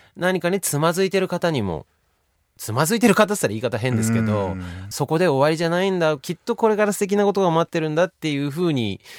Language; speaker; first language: Japanese; native; Japanese